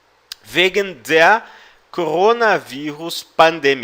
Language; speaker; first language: German; non-native, fluent; Portuguese